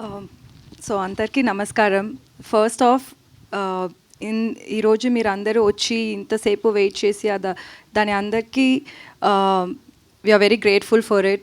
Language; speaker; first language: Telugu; non-native, learner; Tamil